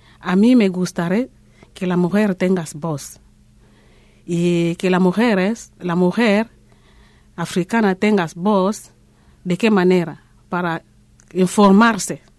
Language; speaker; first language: Spanish; non-native, learner; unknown